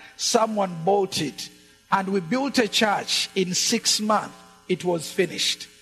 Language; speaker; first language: English; non-native, local second language; Ganda